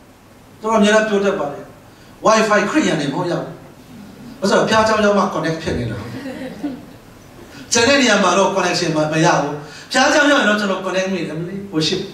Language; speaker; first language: Burmese; non-native, local second language; Tedim Chin